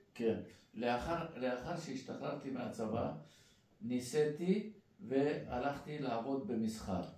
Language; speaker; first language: Hebrew; early bilingual, other home language; Persian